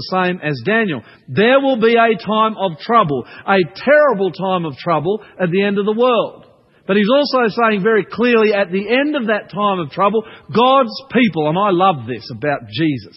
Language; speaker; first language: English; native; English